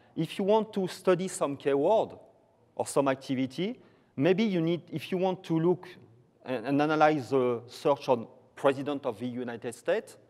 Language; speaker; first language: English; non-native, fluent; French